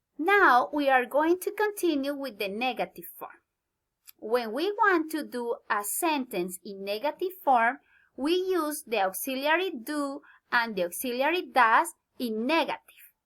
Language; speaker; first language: English; non-native, learner; Spanish